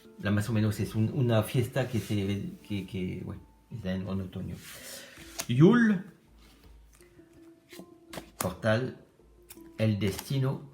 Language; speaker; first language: Spanish; non-native, learner; French